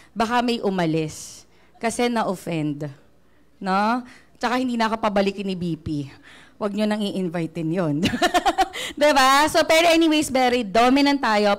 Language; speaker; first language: Filipino; native; Filipino